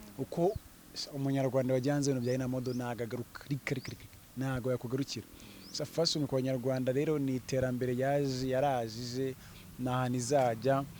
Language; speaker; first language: Kinyarwanda; early bilingual, heritage; Kinyarwanda